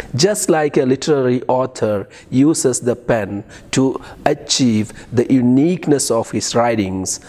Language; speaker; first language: English; non-native, local second language; Malayalam